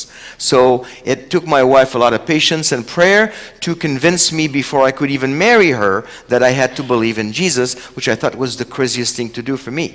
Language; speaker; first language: English; non-native, fluent; French